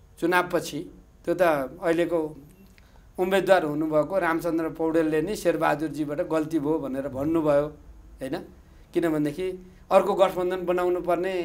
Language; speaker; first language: Nepali; native; Nepali